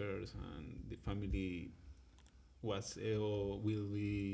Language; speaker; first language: English; non-native, learner; Spanish